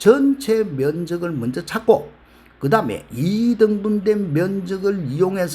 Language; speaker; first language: Korean; native; Korean